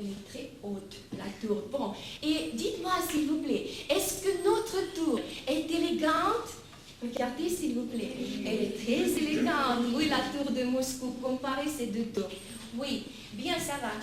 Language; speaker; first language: French; non-native, fluent; Russian